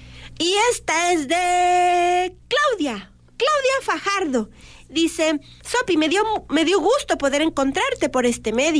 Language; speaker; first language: Spanish; native; Spanish